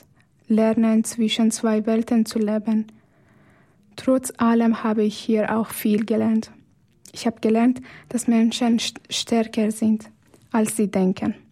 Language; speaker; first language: German; non-native, fluent; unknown